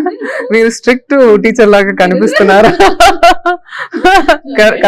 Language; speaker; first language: Telugu; non-native, learner; Tamil